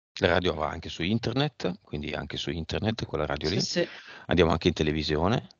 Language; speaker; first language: Italian; native; Italian